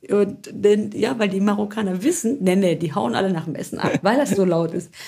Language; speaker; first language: German; early bilingual, other home language; Greek